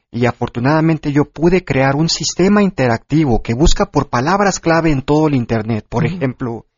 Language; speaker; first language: Spanish; early bilingual, heritage; Spanish